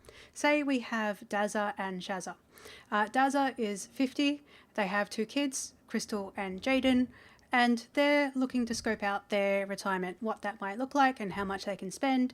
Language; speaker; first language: English; native; English